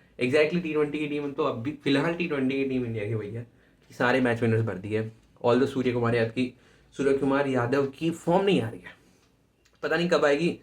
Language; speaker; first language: Hindi; native; Hindi